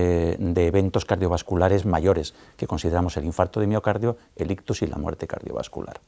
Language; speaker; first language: Spanish; native; Spanish